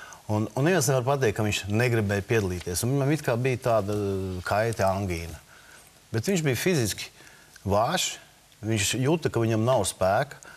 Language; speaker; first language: Latvian; native; Latvian